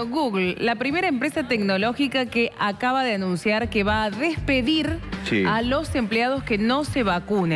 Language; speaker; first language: Spanish; native; Spanish